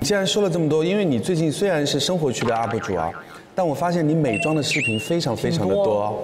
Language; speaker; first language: Chinese; native; Chinese